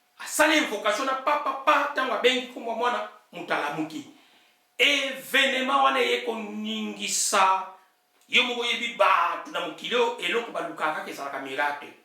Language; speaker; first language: Lingala; non-native, local second language; Kongo